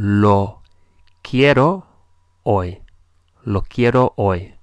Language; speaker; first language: Spanish; non-native, fluent; English